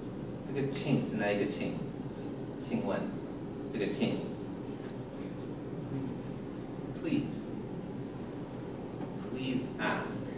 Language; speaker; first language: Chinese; non-native, learner; English